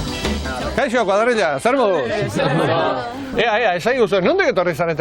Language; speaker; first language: Basque; native; Basque